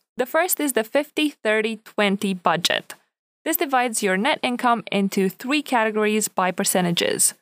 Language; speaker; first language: English; non-native, fluent; Romanian